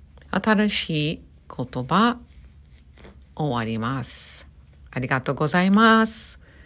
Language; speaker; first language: Japanese; non-native, learner; English